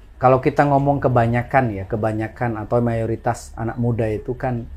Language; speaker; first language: Indonesian; non-native, local second language; Madurese